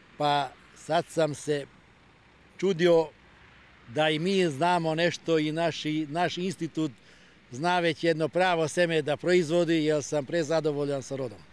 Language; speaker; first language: Serbian; non-native, local second language; Hungarian